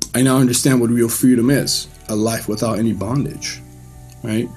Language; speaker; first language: English; early bilingual, other home language; Persian